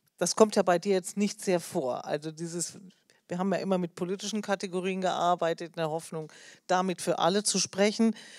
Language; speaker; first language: German; native; German